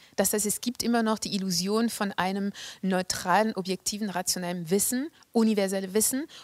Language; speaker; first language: German; non-native, fluent; French